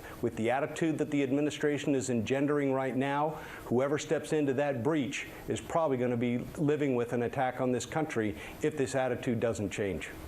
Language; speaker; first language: English; native; English